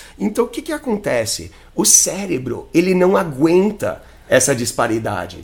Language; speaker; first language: Portuguese; non-native, fluent; English